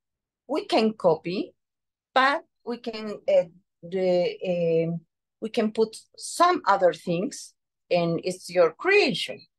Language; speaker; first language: English; non-native, learner; Spanish